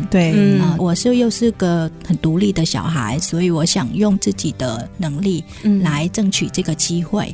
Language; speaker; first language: Chinese; non-native, fluent; Vietnamese